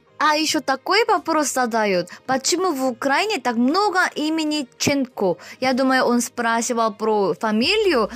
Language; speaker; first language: Russian; non-native, learner; Korean